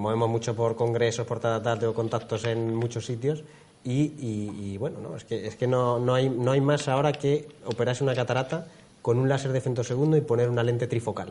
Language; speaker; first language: Spanish; native; Spanish